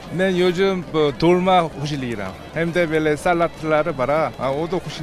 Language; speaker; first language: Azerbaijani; non-native, learner; Turkish